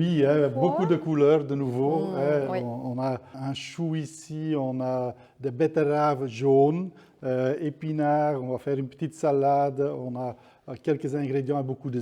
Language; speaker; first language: French; non-native, local second language; Dutch